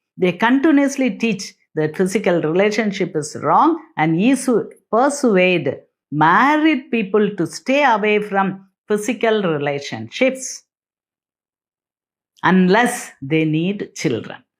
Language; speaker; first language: English; non-native, local second language; Tamil